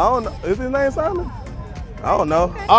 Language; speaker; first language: English; native; English